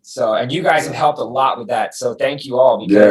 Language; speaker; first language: English; native; English